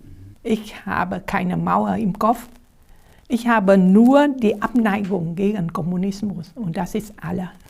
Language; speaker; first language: German; non-native, fluent; Vietnamese